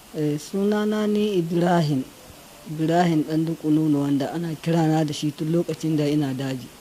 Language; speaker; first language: Hausa; non-native, local second language; Fula